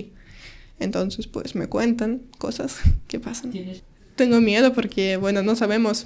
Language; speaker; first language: Spanish; non-native, learner; Ukrainian